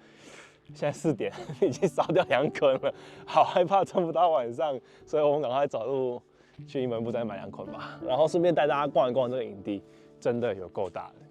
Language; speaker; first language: Chinese; native; Chinese